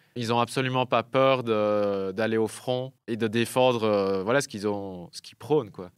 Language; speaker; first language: French; native; French